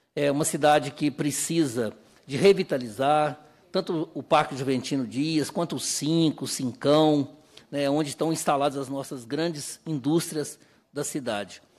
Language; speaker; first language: Portuguese; native; Portuguese